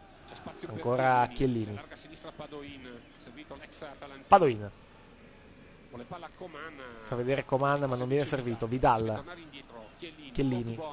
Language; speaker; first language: Italian; native; Italian